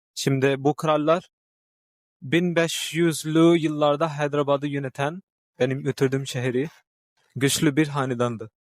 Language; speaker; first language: Turkish; non-native, fluent; Urdu